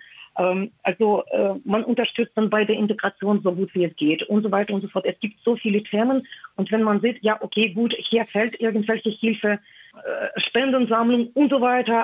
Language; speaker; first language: German; non-native, fluent; Russian